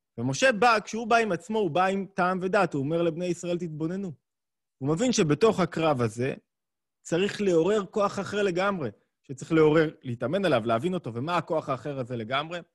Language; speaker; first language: Hebrew; native; Hebrew